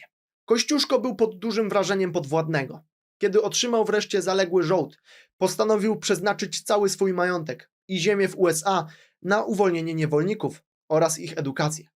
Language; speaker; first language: Polish; native; Polish